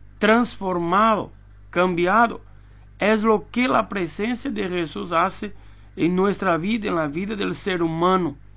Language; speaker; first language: Spanish; non-native, fluent; Portuguese